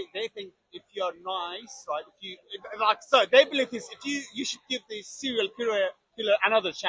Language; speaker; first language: English; non-native, fluent; Persian